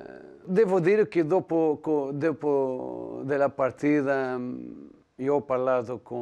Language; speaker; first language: Italian; non-native, learner; Portuguese